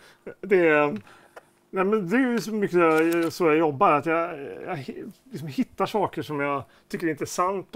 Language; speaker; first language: Swedish; native; Swedish